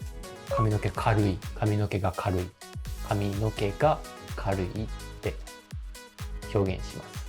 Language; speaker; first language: Japanese; native; Japanese